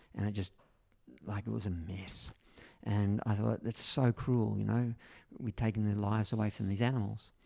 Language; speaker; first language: English; native; English